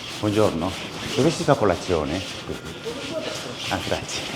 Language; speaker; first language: Italian; non-native, learner; Korean